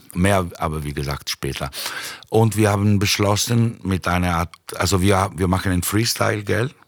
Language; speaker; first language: German; non-native, fluent; Italian